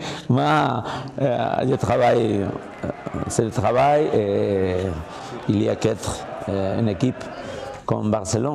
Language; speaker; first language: French; non-native, learner; Spanish